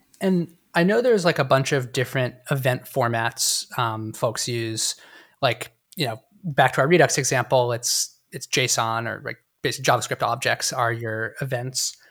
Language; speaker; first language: English; native; English